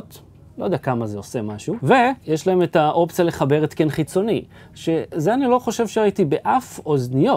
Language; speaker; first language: Hebrew; native; Hebrew